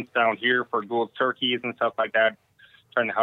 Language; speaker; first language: English; native; English